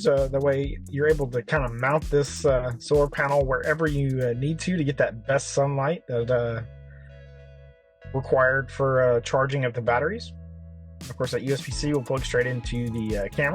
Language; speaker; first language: English; native; English